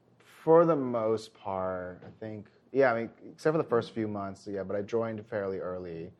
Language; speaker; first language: English; early bilingual, other home language; Korean